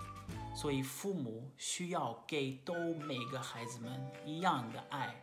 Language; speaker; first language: Chinese; non-native, learner; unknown